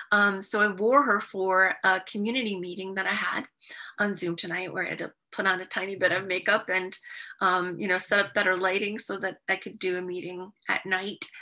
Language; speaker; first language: English; native; English